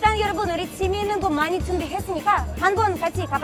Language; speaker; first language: Korean; non-native, fluent; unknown